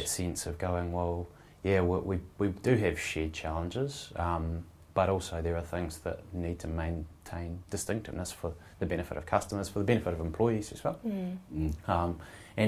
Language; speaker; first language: English; native; English